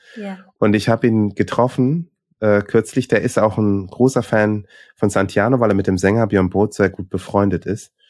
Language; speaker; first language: German; early bilingual, other home language; Swahili